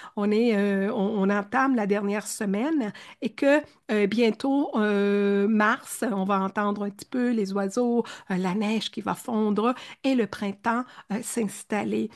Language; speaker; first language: French; early bilingual, other home language; Spanish